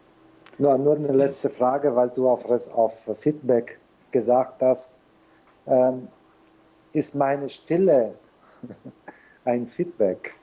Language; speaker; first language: German; non-native, fluent; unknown